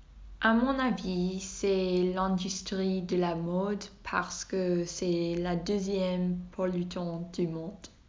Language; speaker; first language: French; non-native, learner; English